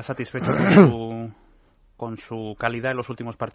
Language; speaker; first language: Spanish; native; Spanish